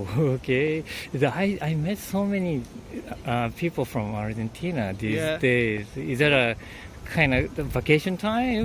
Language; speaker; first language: English; non-native, learner; Japanese